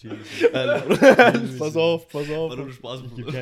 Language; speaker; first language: German; native; German